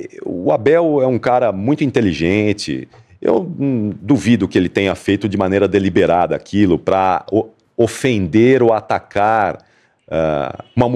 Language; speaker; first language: Portuguese; native; Portuguese